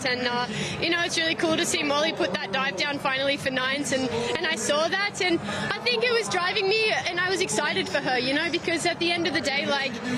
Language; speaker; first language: English; native; English